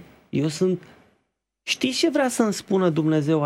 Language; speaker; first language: Romanian; native; Romanian